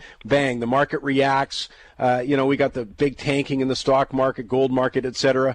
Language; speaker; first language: English; native; English